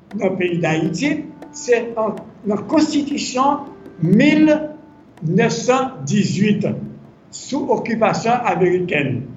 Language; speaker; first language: French; non-native, local second language; Haitian Creole